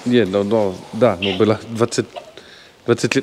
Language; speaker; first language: Russian; non-native, learner; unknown